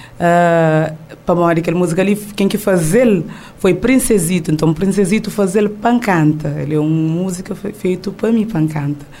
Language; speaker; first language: Portuguese; non-native, local second language; Kabuverdianu